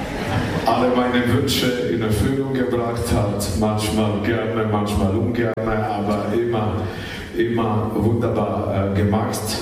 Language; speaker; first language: German; non-native, fluent; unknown